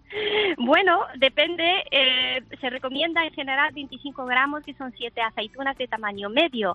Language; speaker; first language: Spanish; non-native, fluent; Arabic